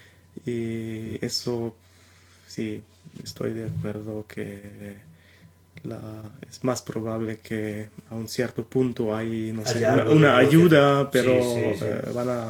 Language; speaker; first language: Spanish; non-native, fluent; German